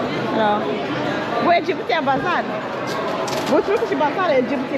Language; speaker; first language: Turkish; non-native, learner; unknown